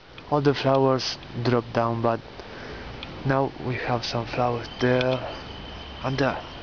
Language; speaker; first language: English; non-native, learner; Spanish